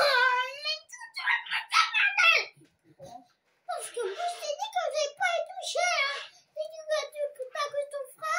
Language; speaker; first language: French; native; French